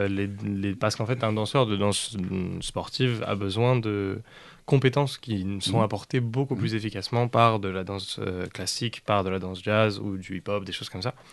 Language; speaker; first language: French; native; French